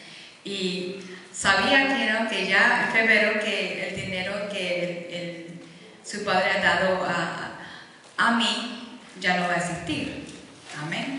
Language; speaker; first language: Spanish; early bilingual, heritage; Spanish